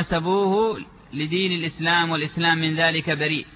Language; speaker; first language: Arabic; native; Arabic